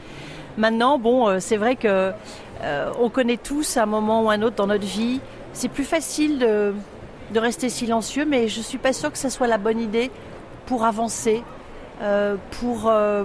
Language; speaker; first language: French; native; French